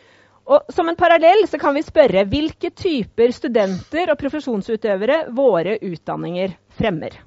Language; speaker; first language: Norwegian; native; Norwegian